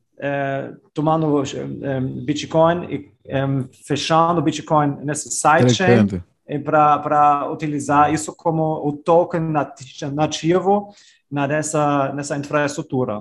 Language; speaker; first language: Portuguese; non-native, fluent; German